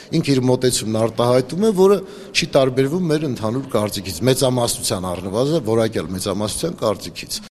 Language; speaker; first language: Armenian; native; Armenian